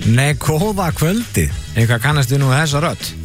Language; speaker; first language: Icelandic; native; Icelandic